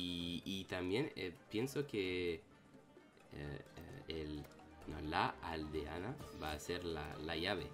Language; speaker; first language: Spanish; non-native, learner; English